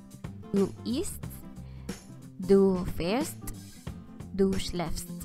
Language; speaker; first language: German; non-native, fluent; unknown